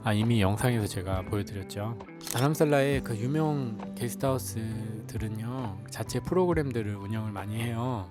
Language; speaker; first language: Korean; native; Korean